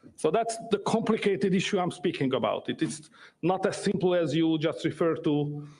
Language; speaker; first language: English; non-native, fluent; Hungarian